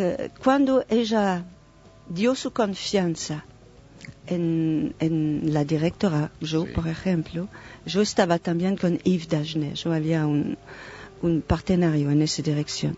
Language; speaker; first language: Spanish; non-native, fluent; French